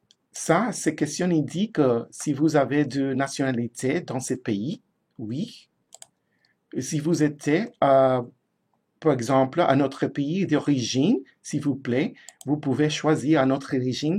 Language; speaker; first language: French; non-native, fluent; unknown